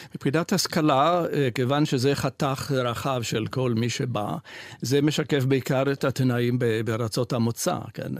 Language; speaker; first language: Hebrew; non-native, fluent; Italian